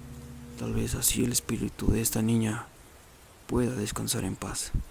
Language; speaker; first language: Spanish; native; Spanish